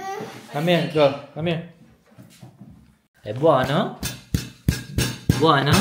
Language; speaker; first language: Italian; non-native, learner; Filipino